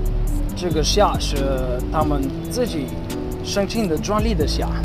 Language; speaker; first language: Chinese; non-native, fluent; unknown